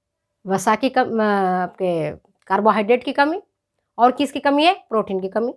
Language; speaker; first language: Hindi; native; Hindi